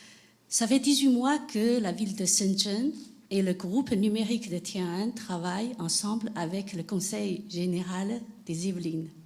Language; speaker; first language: French; non-native, fluent; Chinese